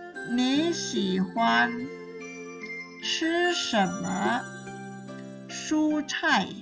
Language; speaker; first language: Chinese; non-native, fluent; Indonesian